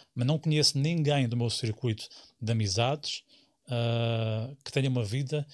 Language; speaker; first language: Portuguese; native; Portuguese